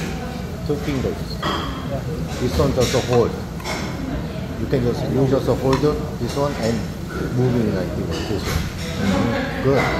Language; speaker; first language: English; non-native, learner; Korean